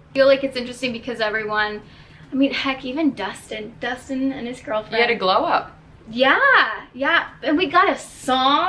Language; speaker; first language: English; native; English